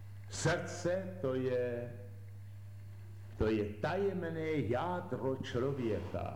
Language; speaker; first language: Czech; native; Czech